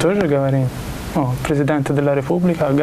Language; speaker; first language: Russian; non-native, learner; Italian